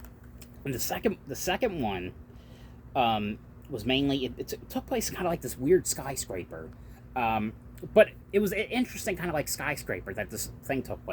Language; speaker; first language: English; native; English